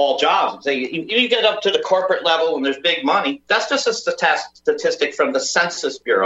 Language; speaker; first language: English; native; English